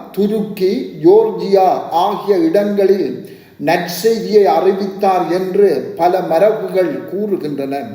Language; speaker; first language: Tamil; native; Tamil